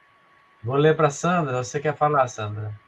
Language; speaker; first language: Portuguese; native; Portuguese